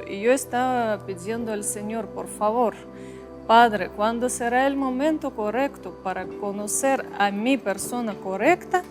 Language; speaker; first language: Spanish; non-native, fluent; Russian